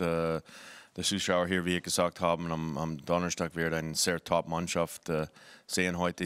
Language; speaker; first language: German; non-native, fluent; English